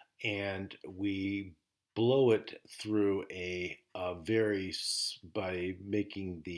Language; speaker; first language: English; native; English